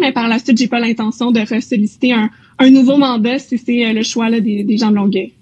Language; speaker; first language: French; native; French